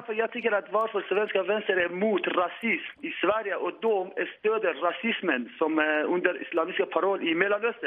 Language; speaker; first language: Swedish; non-native, learner; Persian